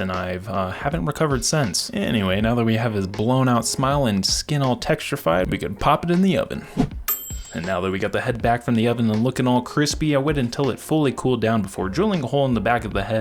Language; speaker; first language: English; native; English